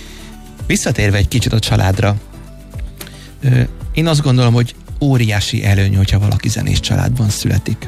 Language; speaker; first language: Hungarian; native; Hungarian